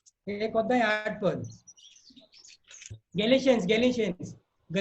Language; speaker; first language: Bangla; non-native, learner; Hindi